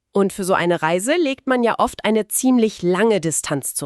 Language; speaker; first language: German; native; German